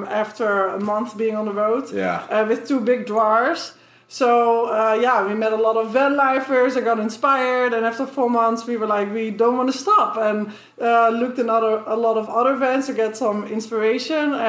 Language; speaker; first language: English; non-native, fluent; Dutch